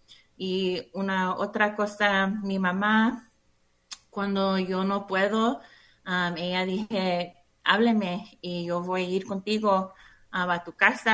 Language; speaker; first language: Spanish; non-native, learner; English